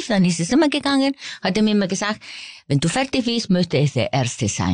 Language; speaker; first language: German; non-native, fluent; Spanish